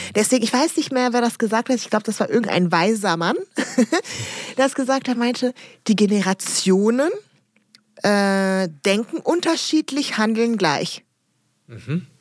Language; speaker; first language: German; early bilingual, other home language; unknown